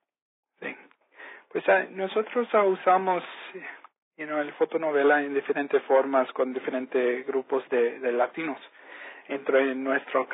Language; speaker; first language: Spanish; early bilingual, heritage; Spanish